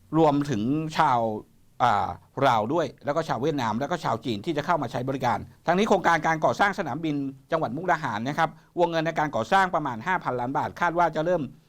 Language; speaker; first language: Thai; native; Thai